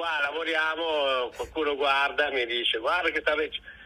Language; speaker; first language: Italian; native; Italian